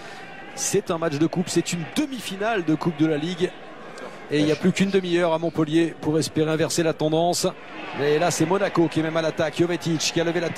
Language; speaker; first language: French; native; French